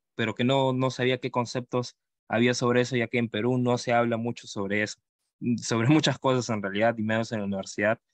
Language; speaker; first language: Spanish; native; Spanish